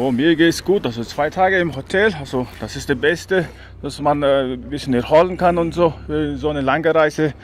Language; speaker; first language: German; non-native, learner; Mongolian